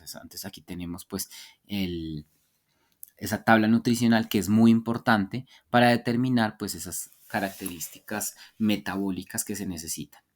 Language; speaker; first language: Spanish; native; Spanish